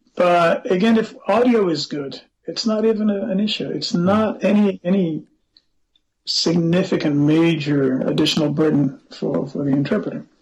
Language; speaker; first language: English; non-native, fluent; Portuguese